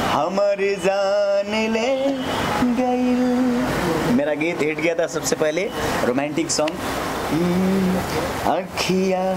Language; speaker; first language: Hindi; native; Hindi